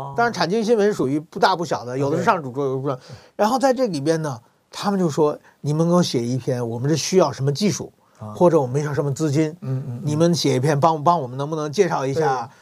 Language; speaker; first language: Chinese; native; Chinese